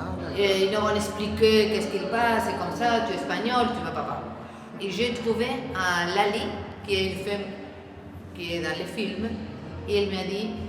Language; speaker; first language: French; non-native, learner; Spanish